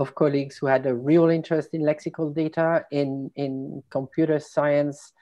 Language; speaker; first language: English; non-native, fluent; French